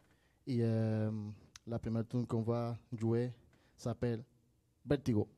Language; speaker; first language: French; non-native, learner; Spanish